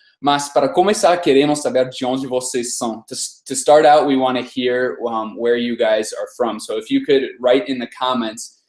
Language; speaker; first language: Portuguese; non-native, fluent; English